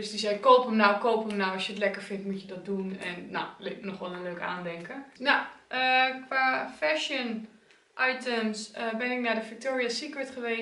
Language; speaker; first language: Dutch; native; Dutch